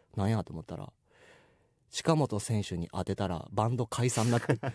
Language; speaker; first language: Japanese; native; Japanese